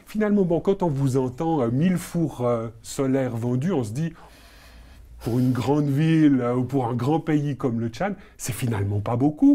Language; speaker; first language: French; native; French